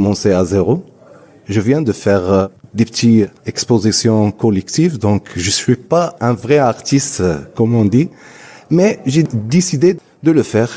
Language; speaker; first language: French; non-native, local second language; Arabic